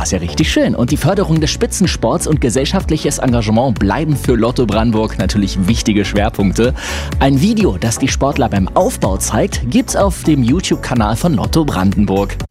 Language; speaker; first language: German; native; German